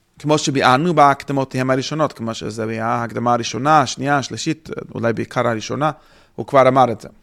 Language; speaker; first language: Hebrew; non-native, fluent; English